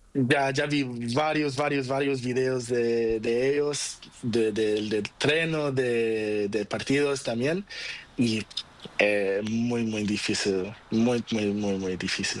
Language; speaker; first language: Spanish; non-native, learner; Portuguese